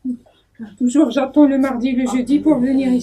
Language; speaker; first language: French; non-native, learner; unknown